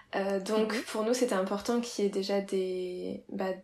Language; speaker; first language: French; native; French